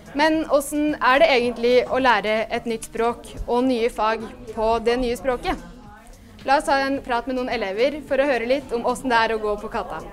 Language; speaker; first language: Norwegian; native; Norwegian